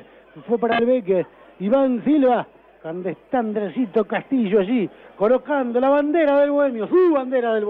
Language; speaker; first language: Spanish; native; Spanish